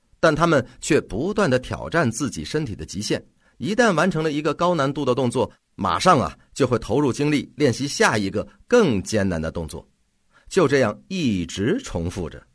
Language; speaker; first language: Chinese; native; Chinese